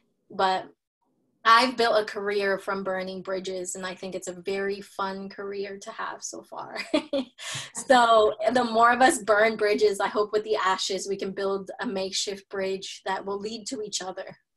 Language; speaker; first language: English; early bilingual, other home language; Spanish